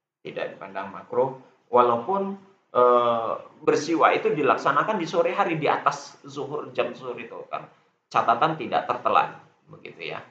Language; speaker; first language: Indonesian; native; Indonesian